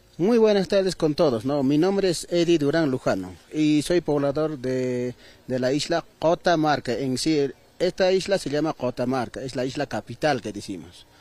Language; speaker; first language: Spanish; non-native, local second language; Aymara